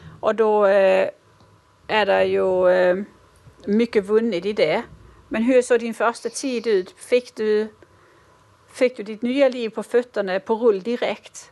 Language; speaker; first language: Swedish; native; Swedish